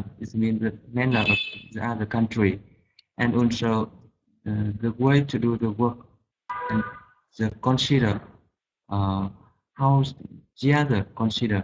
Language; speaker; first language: English; non-native, learner; Vietnamese